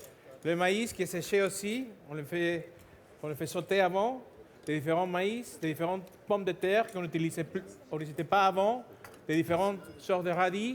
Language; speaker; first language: French; non-native, fluent; Spanish